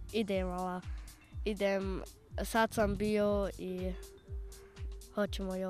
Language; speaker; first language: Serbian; early bilingual, heritage; Bosnian